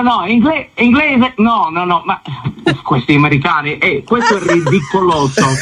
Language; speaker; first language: Italian; non-native, learner; English